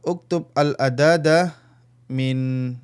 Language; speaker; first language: Arabic; non-native, fluent; Indonesian